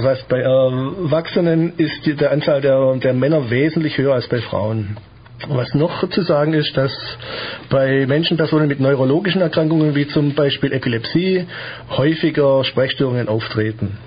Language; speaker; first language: German; native; German